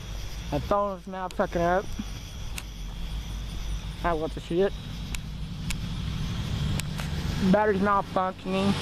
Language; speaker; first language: English; native; English